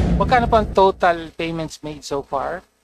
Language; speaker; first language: Filipino; native; Filipino